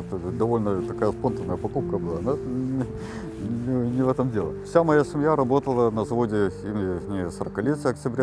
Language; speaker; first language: Russian; native; Russian